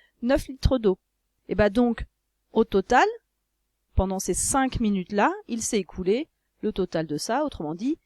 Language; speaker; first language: French; native; French